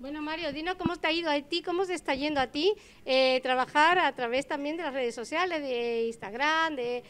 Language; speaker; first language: Spanish; native; Spanish